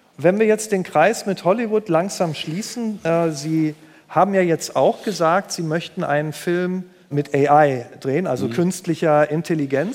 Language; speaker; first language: German; native; German